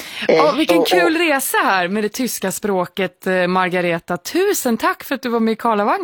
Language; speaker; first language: Swedish; native; Swedish